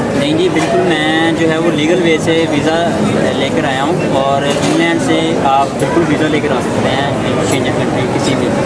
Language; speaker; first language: Urdu; non-native, local second language; Punjabi